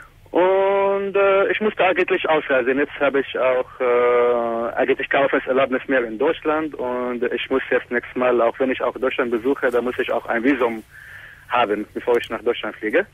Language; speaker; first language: German; non-native, fluent; Arabic